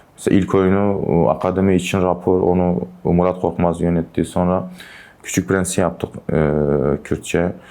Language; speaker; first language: Turkish; non-native, local second language; Kurdish